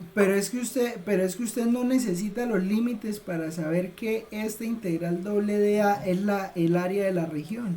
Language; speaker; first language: Spanish; native; Spanish